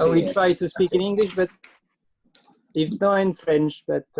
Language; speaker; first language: English; non-native, learner; French